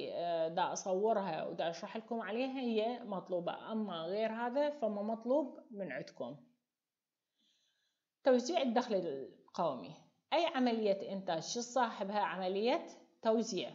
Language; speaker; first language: Arabic; native; Arabic